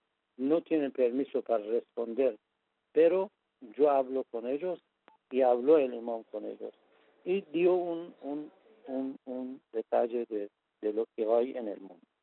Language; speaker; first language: Spanish; non-native, fluent; Persian